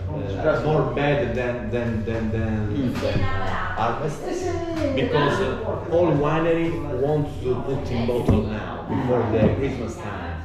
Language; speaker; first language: English; non-native, learner; Italian